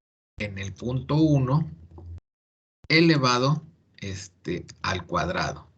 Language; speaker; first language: Spanish; native; Spanish